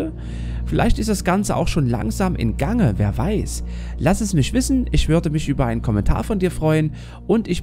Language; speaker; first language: German; native; German